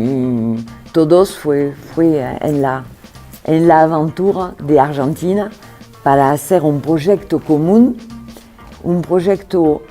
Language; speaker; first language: Spanish; non-native, fluent; French